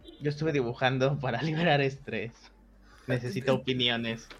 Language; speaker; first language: Spanish; native; Spanish